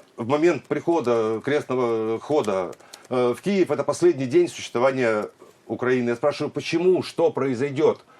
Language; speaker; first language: Russian; native; Russian